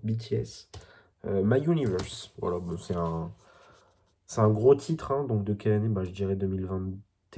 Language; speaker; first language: French; native; French